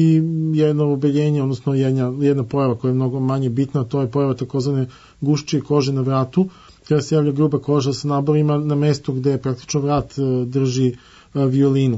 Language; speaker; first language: Serbian; native; Serbian